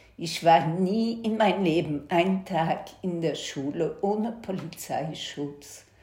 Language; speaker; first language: German; non-native, fluent; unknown